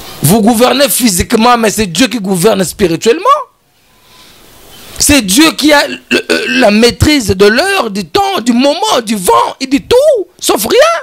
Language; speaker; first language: French; non-native, local second language; Lingala